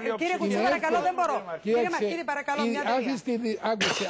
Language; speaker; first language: Greek; native; Greek